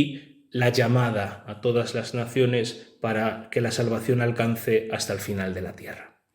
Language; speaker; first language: Spanish; native; Spanish